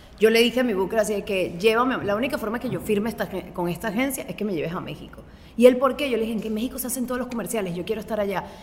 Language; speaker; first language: Spanish; native; Spanish